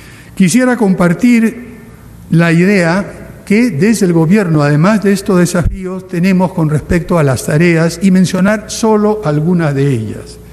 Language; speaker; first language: Spanish; native; Spanish